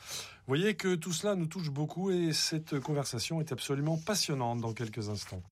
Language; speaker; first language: French; native; French